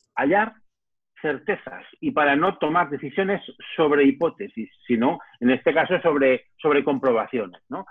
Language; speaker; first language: Spanish; native; Spanish